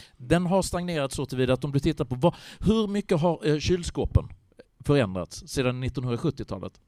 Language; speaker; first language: Swedish; native; Swedish